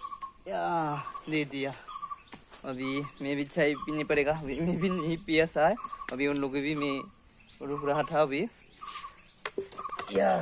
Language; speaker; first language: Hindi; non-native, local second language; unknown